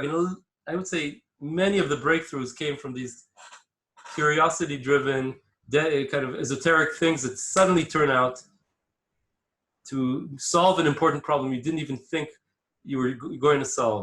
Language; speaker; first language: English; non-native, fluent; Hebrew